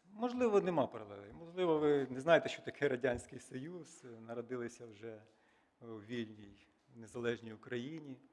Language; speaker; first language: Ukrainian; native; Ukrainian